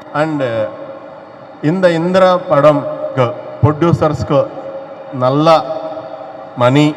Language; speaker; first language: Tamil; non-native, learner; Telugu